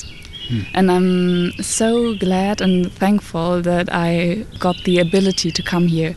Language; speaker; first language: English; non-native, fluent; German